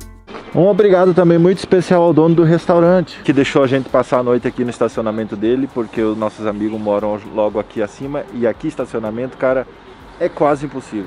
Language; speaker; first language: Portuguese; native; Portuguese